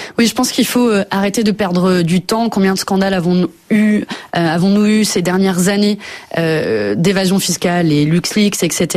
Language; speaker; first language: French; native; French